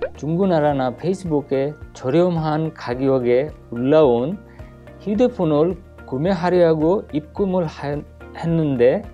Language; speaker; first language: Korean; non-native, fluent; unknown